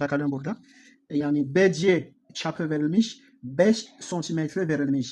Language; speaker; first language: Turkish; non-native, learner; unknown